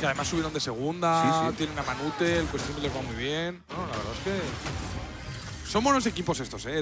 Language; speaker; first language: Spanish; native; Spanish